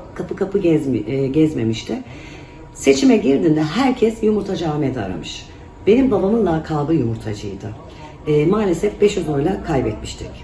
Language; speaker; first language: Turkish; native; Turkish